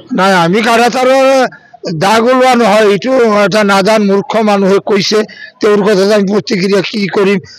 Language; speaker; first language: Assamese; non-native, local second language; Bangla